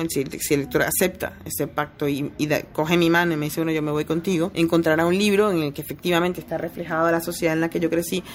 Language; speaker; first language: Spanish; native; Spanish